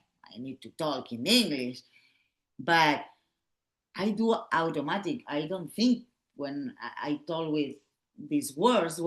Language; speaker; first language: English; non-native, learner; Catalan